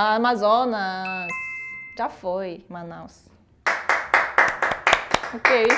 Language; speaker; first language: Portuguese; non-native, learner; Korean